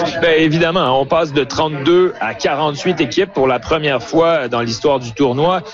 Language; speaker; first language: French; native; French